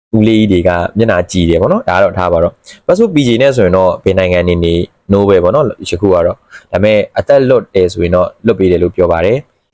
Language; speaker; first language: Burmese; native; Burmese